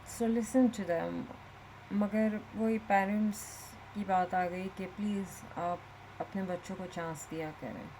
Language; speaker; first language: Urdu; native; Urdu